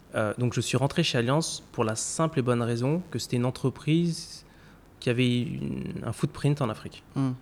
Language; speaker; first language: French; native; French